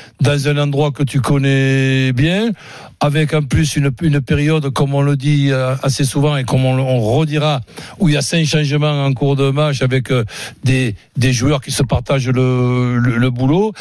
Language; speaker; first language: French; native; French